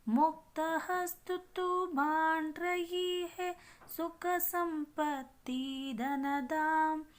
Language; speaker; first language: Hindi; non-native, local second language; Kannada